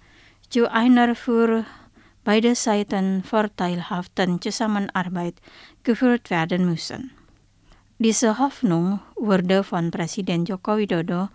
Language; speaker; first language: German; non-native, fluent; Indonesian